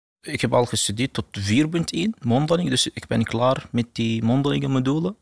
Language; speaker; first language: Dutch; non-native, learner; Arabic